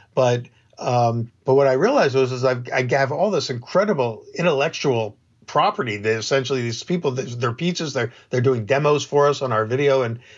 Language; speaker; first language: English; native; English